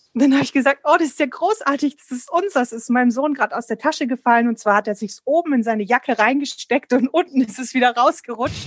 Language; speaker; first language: German; non-native, fluent; Polish